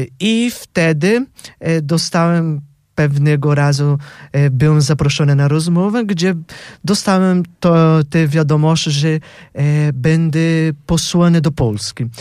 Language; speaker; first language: Polish; non-native, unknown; Portuguese